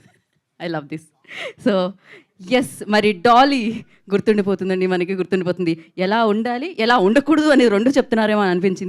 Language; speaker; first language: Telugu; native; Telugu